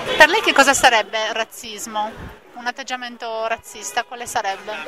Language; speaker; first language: Italian; native; Italian